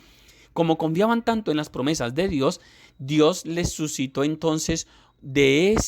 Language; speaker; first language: Spanish; native; Spanish